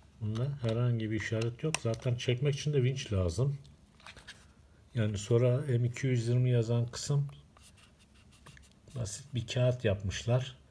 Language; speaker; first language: Turkish; native; Turkish